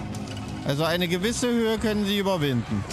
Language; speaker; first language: German; native; German